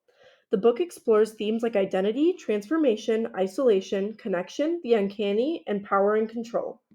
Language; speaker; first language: English; native; English